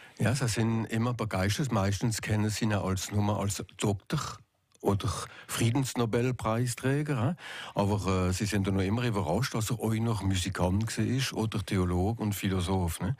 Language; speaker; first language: German; non-native, local second language; French